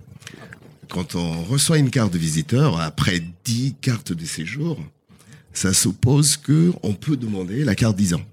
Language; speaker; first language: French; non-native, fluent; Portuguese